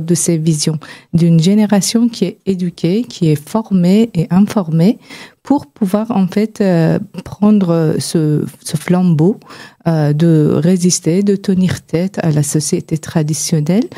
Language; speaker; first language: French; non-native, fluent; Persian